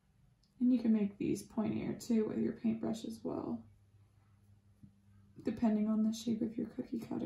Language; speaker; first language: English; native; English